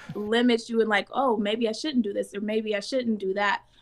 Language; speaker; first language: English; native; English